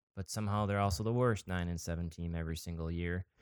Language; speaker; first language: English; native; English